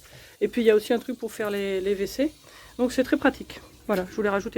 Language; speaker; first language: French; native; French